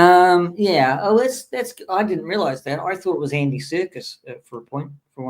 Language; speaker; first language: English; native; English